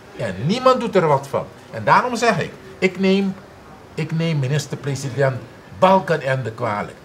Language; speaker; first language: Dutch; non-native, local second language; Papiamento